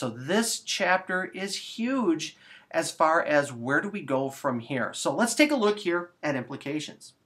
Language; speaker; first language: English; native; English